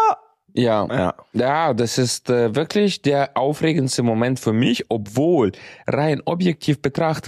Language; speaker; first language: German; native; German